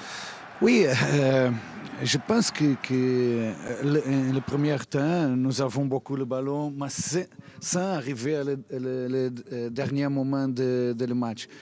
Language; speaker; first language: French; non-native, fluent; Portuguese